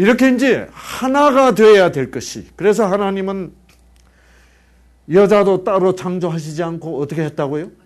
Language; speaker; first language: Korean; native; Korean